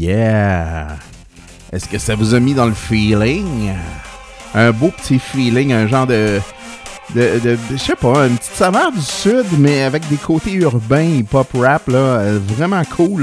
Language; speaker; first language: French; native; French